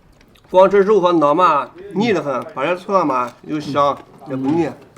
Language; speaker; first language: Chinese; native; Chinese